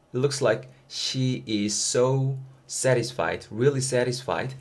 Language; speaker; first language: English; non-native, fluent; Korean